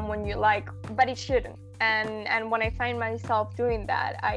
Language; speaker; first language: English; non-native, fluent; Spanish